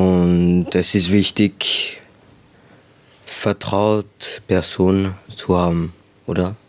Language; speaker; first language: German; non-native, local second language; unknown